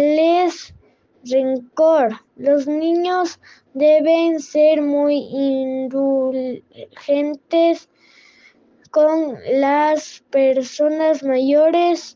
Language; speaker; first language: Spanish; non-native, learner; French